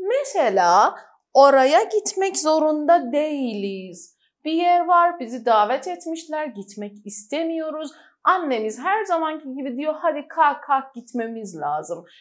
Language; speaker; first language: Turkish; non-native, fluent; Persian